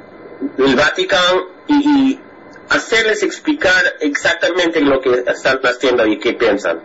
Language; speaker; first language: Spanish; non-native, fluent; English